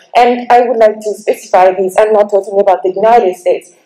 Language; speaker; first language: English; non-native, fluent; Italian